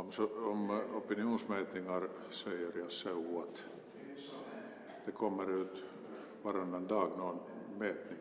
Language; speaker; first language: Swedish; non-native, local second language; Finnish